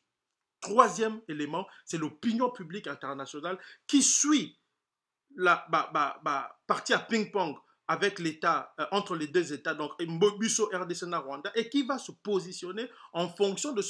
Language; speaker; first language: French; non-native, local second language; Lingala